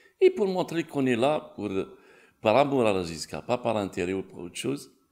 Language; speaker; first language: French; non-native, local second language; Kabyle